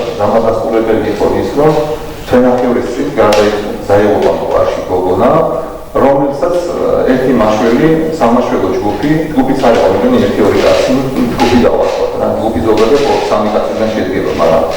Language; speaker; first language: Georgian; non-native, local second language; Azerbaijani